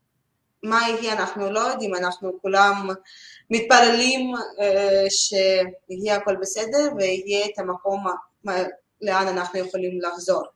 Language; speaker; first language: Hebrew; non-native, learner; Russian